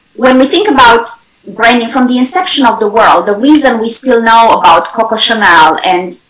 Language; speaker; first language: English; non-native, fluent; Romanian